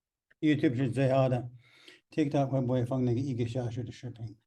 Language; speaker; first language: Chinese; non-native, fluent; English